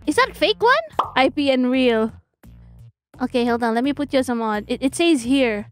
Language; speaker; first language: English; non-native, fluent; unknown